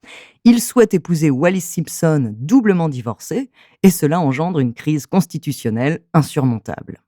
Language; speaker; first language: French; native; French